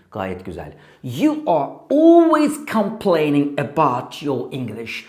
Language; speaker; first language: English; non-native, fluent; Turkish